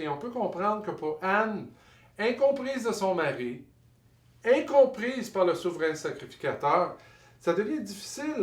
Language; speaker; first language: French; native; French